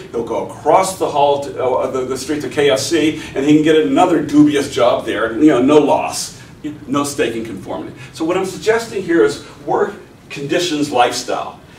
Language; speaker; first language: English; native; English